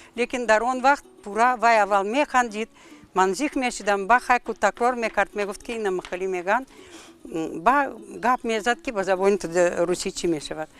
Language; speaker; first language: Tajik; non-native, fluent; Russian